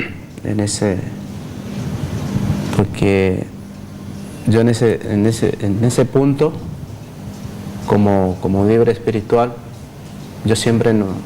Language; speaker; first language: Spanish; non-native, local second language; Guarani